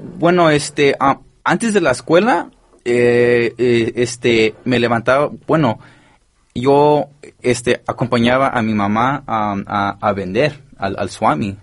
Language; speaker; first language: Spanish; early bilingual, heritage; Spanish